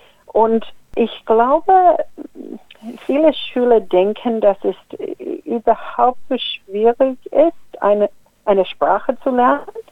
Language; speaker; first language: German; non-native, fluent; English